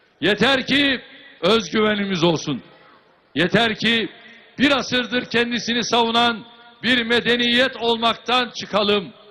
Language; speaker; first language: Turkish; native; Turkish